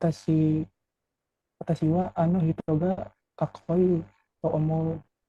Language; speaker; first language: Japanese; non-native, learner; Indonesian